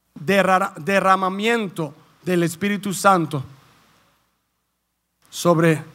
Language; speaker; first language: Spanish; early bilingual, heritage; Spanish